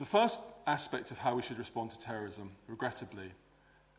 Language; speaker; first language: English; native; English